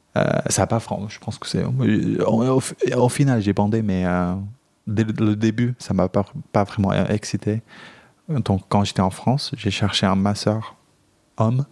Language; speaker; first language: French; non-native, fluent; Chinese